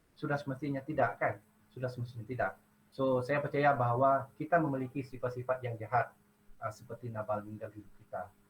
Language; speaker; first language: Malay; non-native, local second language; Iban